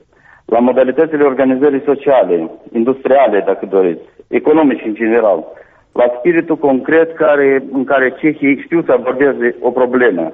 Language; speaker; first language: Romanian; native; Romanian